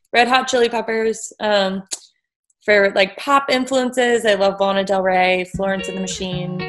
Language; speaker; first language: English; native; English